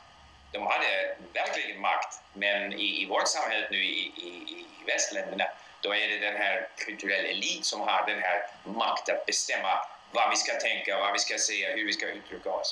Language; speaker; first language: Swedish; non-native, fluent; English